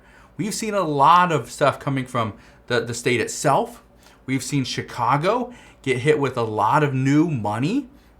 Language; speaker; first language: English; native; English